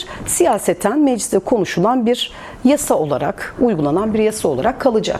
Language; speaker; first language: Turkish; native; Turkish